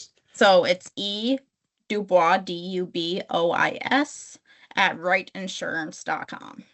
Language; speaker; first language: English; native; English